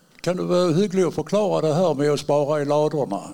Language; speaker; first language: Swedish; non-native, fluent; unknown